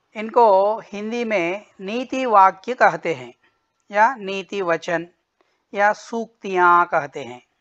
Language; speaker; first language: Hindi; non-native, local second language; Telugu